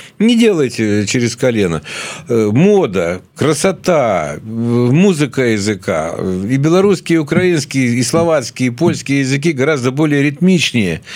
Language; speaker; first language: Russian; native; Russian